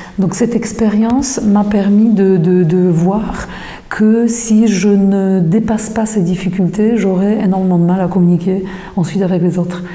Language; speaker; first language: French; non-native, fluent; Polish